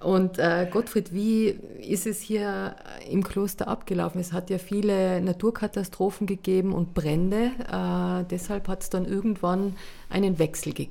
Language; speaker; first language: German; native; German